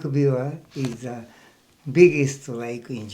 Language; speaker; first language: English; non-native, learner; Japanese